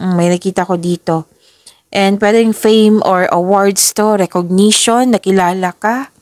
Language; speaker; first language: Filipino; native; Filipino